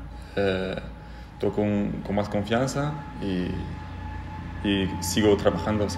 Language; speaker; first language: Spanish; non-native, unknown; French